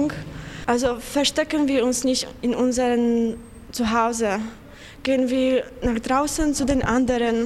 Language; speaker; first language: German; non-native, fluent; Polish